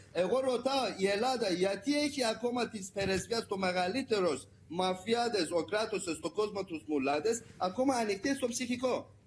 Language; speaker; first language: Greek; non-native, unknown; Persian